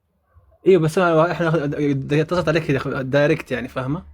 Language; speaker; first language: Arabic; non-native, fluent; Amharic